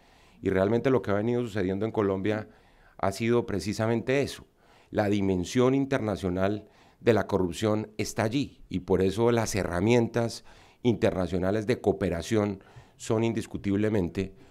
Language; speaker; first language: Spanish; native; Spanish